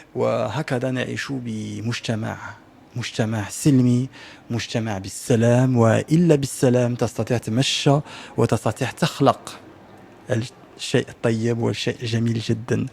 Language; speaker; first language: Arabic; non-native, learner; French